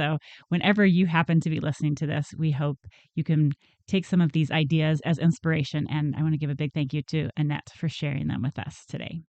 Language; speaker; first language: English; native; English